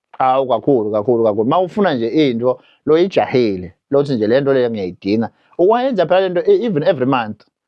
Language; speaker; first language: Zulu; non-native, local second language; Swati